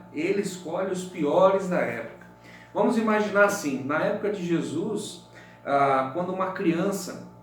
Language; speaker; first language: Portuguese; native; Portuguese